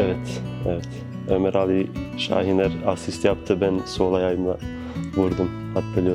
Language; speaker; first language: Turkish; non-native, fluent; Bosnian